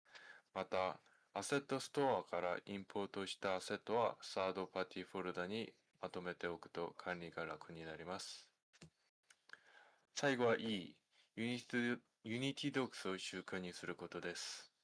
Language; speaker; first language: Japanese; non-native, fluent; Korean